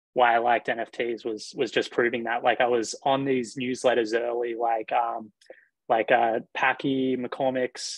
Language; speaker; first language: English; native; English